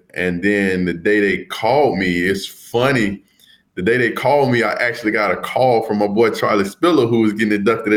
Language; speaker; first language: English; native; English